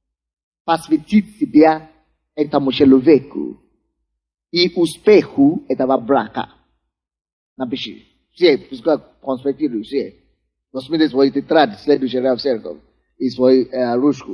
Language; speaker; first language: Russian; non-native, fluent; Yoruba